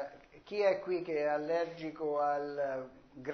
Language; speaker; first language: Spanish; non-native, learner; Italian